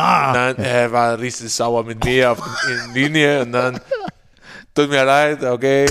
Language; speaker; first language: German; non-native, learner; Spanish